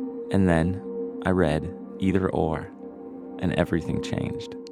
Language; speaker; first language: English; native; English